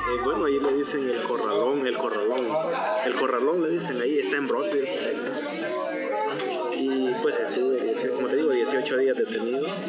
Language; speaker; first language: Spanish; native; Spanish